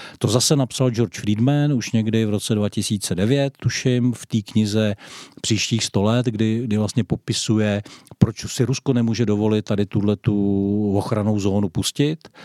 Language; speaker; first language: Czech; native; Czech